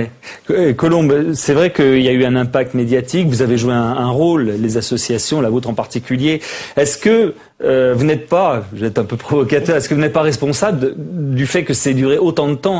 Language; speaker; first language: French; native; French